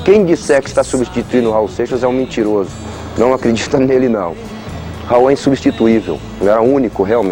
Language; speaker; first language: Portuguese; native; Portuguese